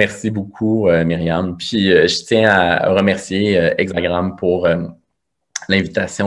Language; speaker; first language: French; native; French